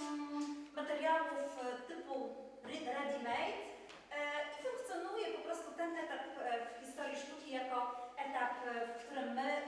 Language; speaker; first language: Polish; native; Polish